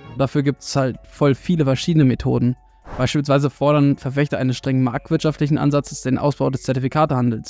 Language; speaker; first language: German; native; German